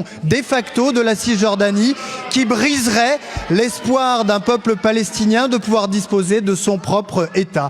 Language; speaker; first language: French; native; French